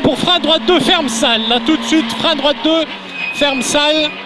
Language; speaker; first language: French; native; French